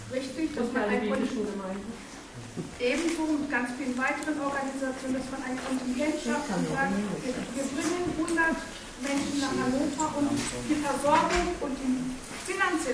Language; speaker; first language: German; early bilingual, other home language; Turkish